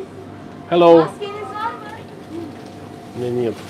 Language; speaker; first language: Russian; native; Russian